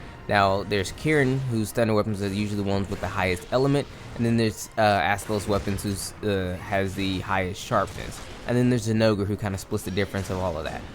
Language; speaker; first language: English; native; English